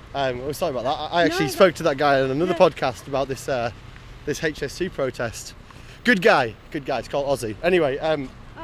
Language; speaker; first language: English; native; English